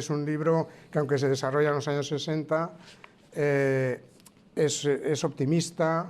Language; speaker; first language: Spanish; native; Spanish